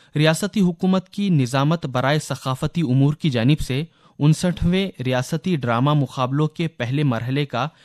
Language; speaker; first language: Urdu; native; Urdu